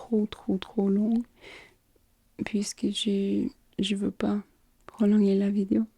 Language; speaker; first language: French; non-native, learner; English